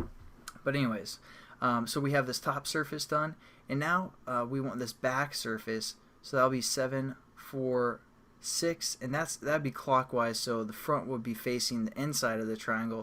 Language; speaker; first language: English; native; English